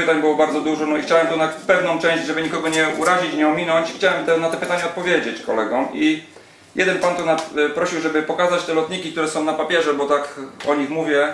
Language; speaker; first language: Polish; native; Polish